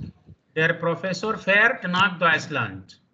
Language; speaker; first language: German; non-native, fluent; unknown